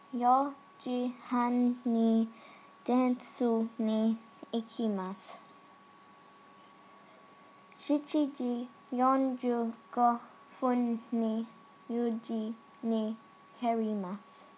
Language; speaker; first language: Japanese; non-native, learner; English